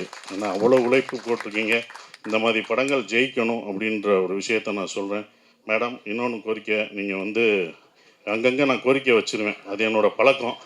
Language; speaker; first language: Tamil; native; Tamil